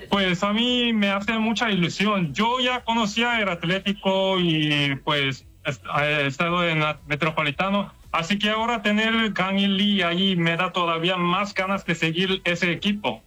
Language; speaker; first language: Spanish; non-native, fluent; Korean